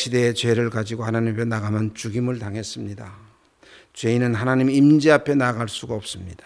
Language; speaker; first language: Korean; native; Korean